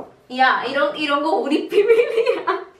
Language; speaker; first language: Korean; non-native, learner; Spanish